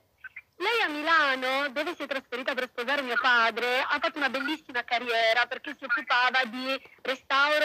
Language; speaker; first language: Italian; native; Italian